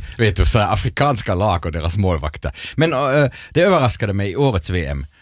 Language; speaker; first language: Swedish; non-native, fluent; German